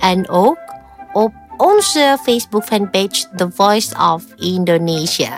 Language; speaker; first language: Dutch; non-native, fluent; Indonesian